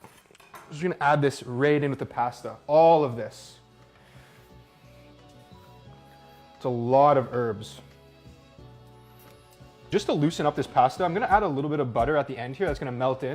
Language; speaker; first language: English; native; English